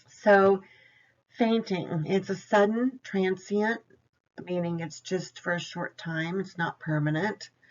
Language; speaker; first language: English; native; English